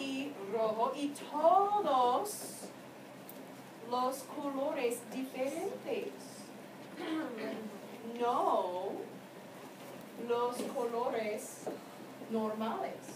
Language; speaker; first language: Spanish; non-native, fluent; English